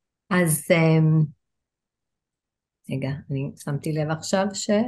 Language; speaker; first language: Hebrew; non-native, fluent; English